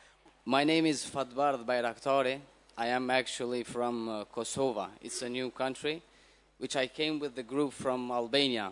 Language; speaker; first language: English; non-native, fluent; Albanian